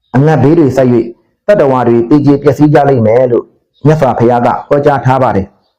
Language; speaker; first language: Burmese; native; Burmese